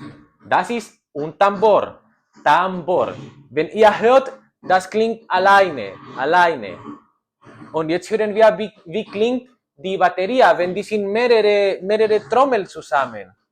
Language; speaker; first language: German; non-native, learner; Spanish